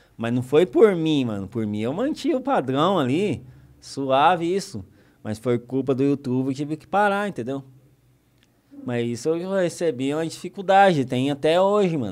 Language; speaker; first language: Portuguese; native; Portuguese